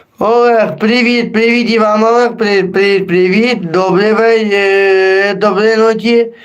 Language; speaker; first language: Ukrainian; native; Ukrainian